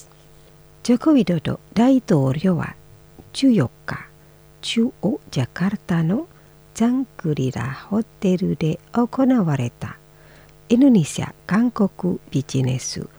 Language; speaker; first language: Japanese; non-native, fluent; Indonesian